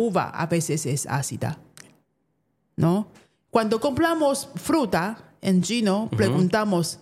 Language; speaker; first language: Spanish; non-native, fluent; Chinese